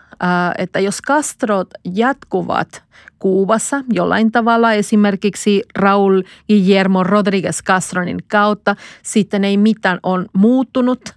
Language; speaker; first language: Finnish; non-native, fluent; Spanish